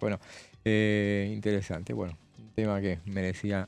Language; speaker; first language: Spanish; native; Spanish